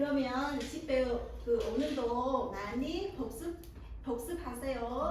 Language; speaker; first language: Korean; non-native, fluent; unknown